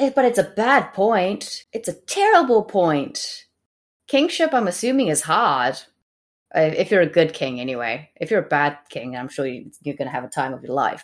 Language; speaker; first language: English; native; English